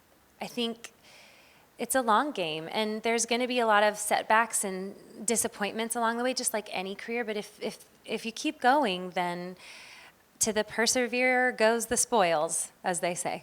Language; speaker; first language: English; native; English